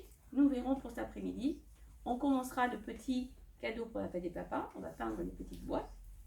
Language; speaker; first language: French; native; French